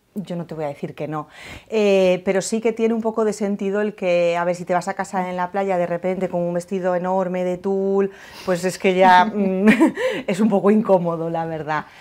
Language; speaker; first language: Spanish; native; Spanish